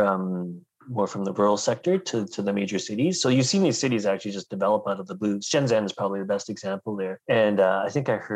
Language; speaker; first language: English; native; English